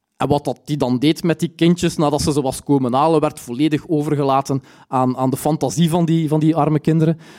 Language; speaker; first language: Dutch; native; Dutch